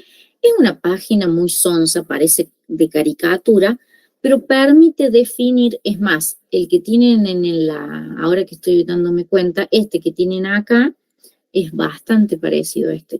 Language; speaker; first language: Spanish; native; Spanish